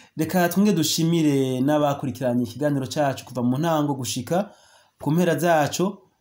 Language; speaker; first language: Rundi; native; Rundi